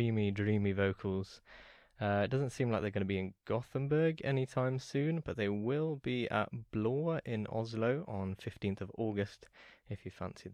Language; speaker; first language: English; native; English